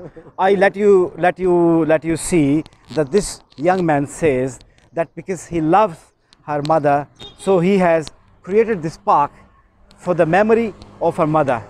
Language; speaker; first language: English; non-native, learner; Urdu